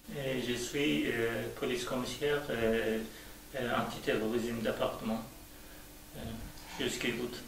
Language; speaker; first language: French; non-native, learner; Turkish